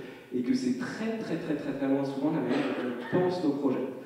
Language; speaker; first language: French; native; French